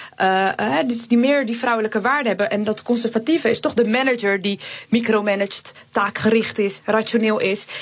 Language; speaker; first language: Dutch; native; Dutch